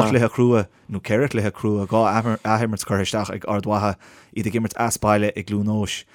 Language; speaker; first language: Irish; native; Irish